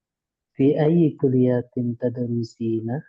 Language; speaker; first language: Arabic; non-native, learner; Indonesian